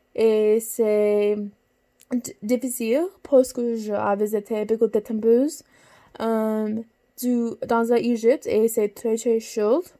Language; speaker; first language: French; non-native, learner; English